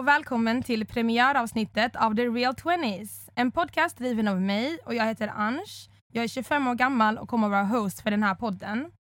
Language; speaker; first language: Swedish; early bilingual, other home language; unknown